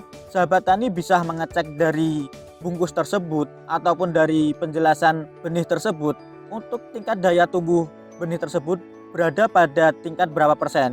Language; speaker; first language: Indonesian; native; Indonesian